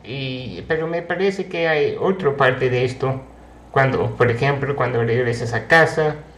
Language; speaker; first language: Spanish; non-native, fluent; English